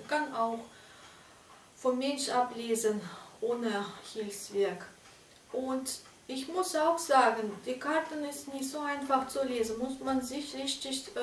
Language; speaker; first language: German; non-native, fluent; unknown